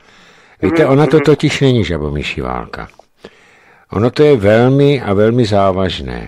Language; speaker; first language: Czech; native; Czech